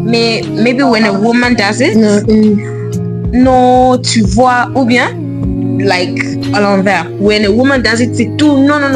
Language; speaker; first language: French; non-native, learner; English